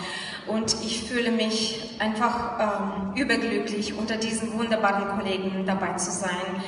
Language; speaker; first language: German; non-native, fluent; Russian